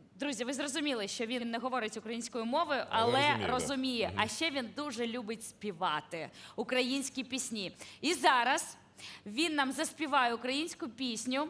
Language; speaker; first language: Ukrainian; native; Ukrainian